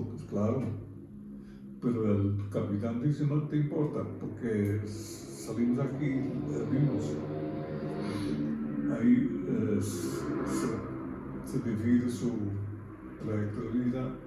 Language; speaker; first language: Spanish; non-native, fluent; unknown